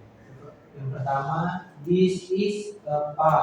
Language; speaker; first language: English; non-native, learner; Indonesian